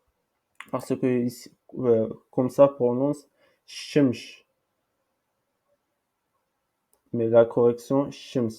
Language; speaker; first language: French; non-native, local second language; Arabic